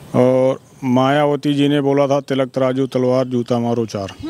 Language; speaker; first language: Hindi; native; Hindi